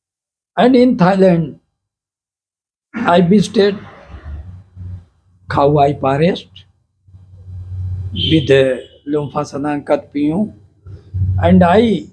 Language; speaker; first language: English; non-native, local second language; Hindi